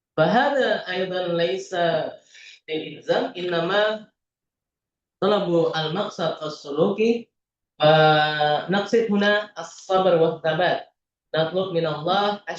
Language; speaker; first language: Arabic; non-native, fluent; Indonesian